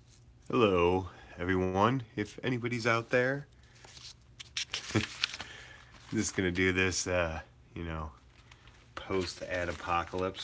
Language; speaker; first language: English; native; English